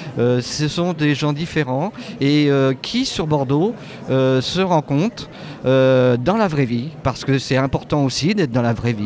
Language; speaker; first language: French; native; French